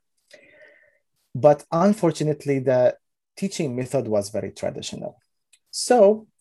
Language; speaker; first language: English; non-native, fluent; Arabic